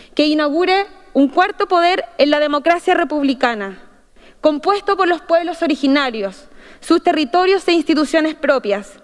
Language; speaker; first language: Spanish; native; Spanish